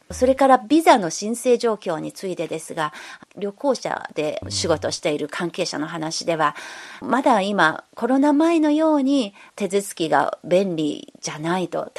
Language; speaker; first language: Japanese; non-native, fluent; Chinese